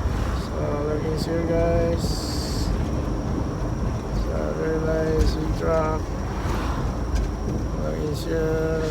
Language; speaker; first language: English; non-native, learner; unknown